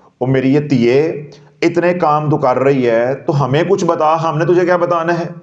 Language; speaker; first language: Urdu; non-native, local second language; Punjabi